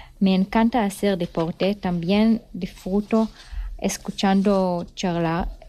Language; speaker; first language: Spanish; non-native, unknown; Hebrew